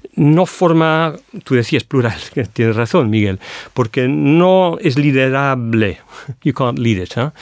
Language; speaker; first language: Spanish; non-native, fluent; English